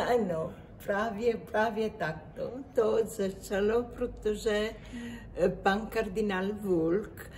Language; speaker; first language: Czech; non-native, learner; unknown